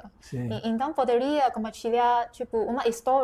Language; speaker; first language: Portuguese; non-native, fluent; Chinese